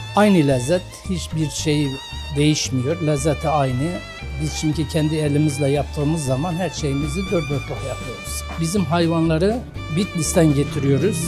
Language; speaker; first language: Turkish; native; Turkish